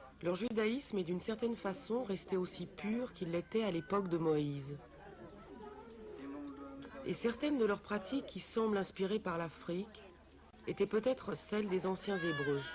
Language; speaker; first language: French; native; French